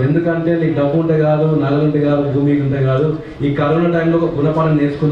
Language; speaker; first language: Telugu; native; Telugu